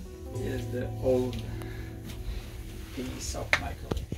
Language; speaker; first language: English; non-native, learner; French